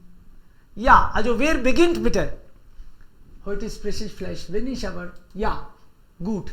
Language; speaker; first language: German; non-native, fluent; Hindi